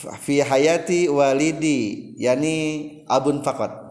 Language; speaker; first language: Arabic; non-native, fluent; Indonesian